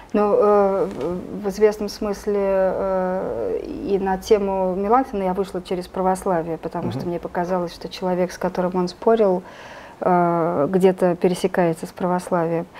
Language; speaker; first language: Russian; native; Russian